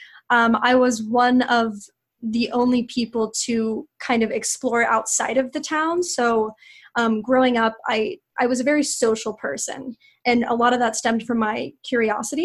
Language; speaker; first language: English; native; English